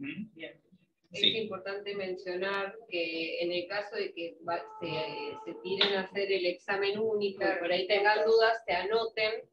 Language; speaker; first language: Spanish; native; Spanish